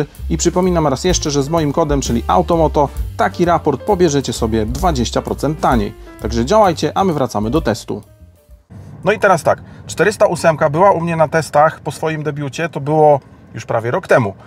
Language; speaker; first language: Polish; native; Polish